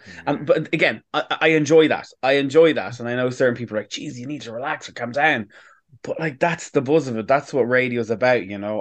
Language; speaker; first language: English; native; English